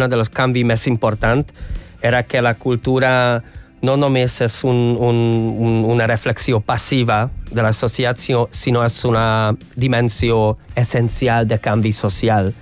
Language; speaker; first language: Catalan; non-native, fluent; Hungarian